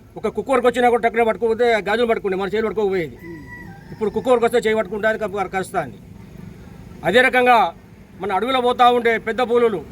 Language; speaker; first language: Telugu; non-native, local second language; Lambadi